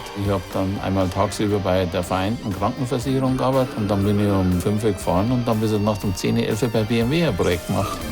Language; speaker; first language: German; native; German